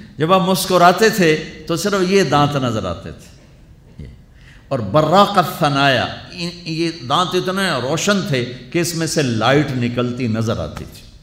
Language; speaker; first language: Urdu; non-native, local second language; Punjabi